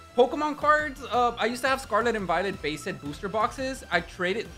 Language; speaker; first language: English; non-native, fluent; Spanish